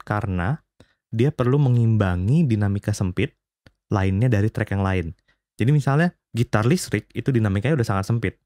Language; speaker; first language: Indonesian; native; Indonesian